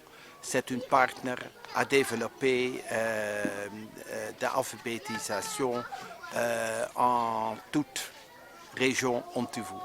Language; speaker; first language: French; non-native, learner; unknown